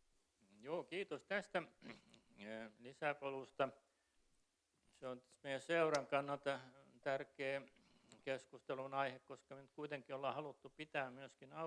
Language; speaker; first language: Finnish; native; Finnish